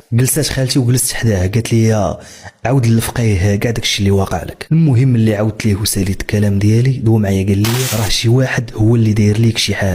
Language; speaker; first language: Arabic; native; Arabic